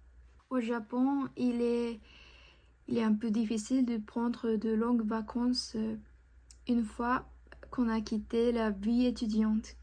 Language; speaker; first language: French; non-native, fluent; Japanese